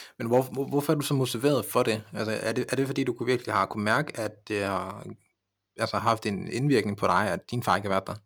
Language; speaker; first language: Danish; early bilingual, other home language; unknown